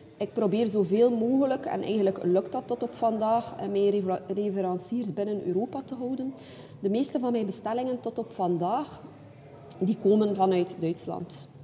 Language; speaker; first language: Dutch; native; Dutch